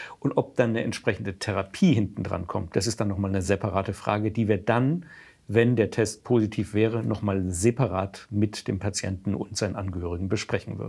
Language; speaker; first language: German; native; German